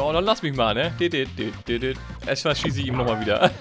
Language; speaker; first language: German; native; German